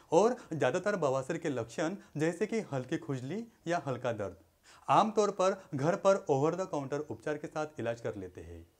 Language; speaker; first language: Hindi; non-native, local second language; Marathi